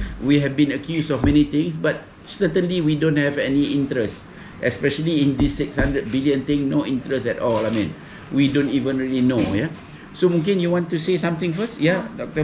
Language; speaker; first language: English; non-native, local second language; Malay